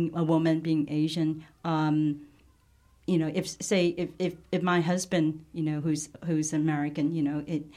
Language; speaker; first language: English; non-native, local second language; Chinese